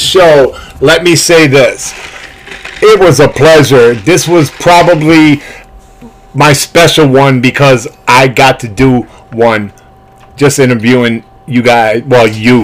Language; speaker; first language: English; native; English